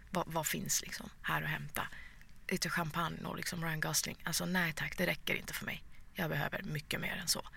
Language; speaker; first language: Swedish; early bilingual, other home language; Persian